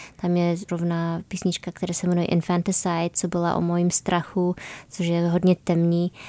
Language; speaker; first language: Czech; non-native, fluent; Polish